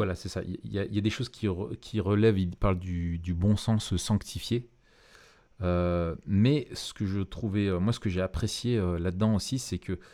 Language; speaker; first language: French; native; French